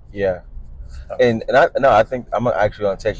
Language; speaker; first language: English; native; English